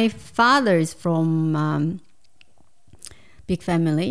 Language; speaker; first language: English; non-native, fluent; Korean